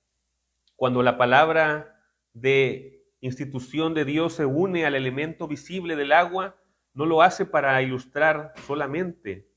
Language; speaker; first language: Spanish; native; Spanish